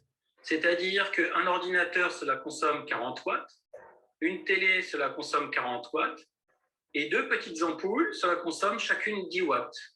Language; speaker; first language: French; native; French